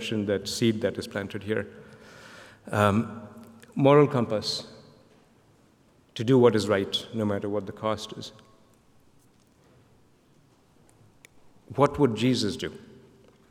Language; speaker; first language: English; non-native, local second language; Bangla